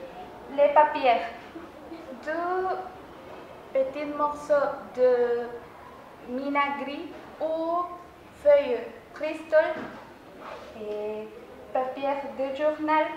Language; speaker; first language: French; non-native, fluent; Spanish